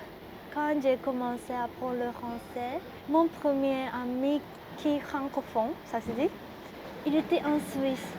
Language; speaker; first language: French; non-native, learner; Japanese